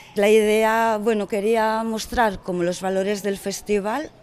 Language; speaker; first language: Spanish; native; Spanish